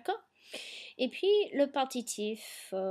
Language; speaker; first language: French; non-native, fluent; English